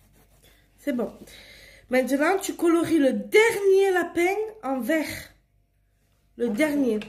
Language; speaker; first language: French; native; French